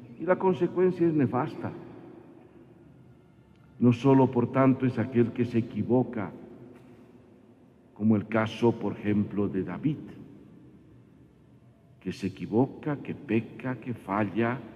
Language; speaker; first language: Spanish; native; Spanish